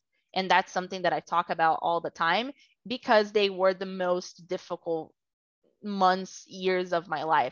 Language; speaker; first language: English; non-native, fluent; Portuguese